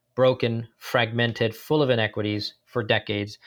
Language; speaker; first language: English; native; English